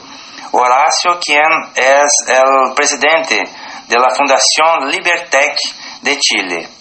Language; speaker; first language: Spanish; non-native, learner; Portuguese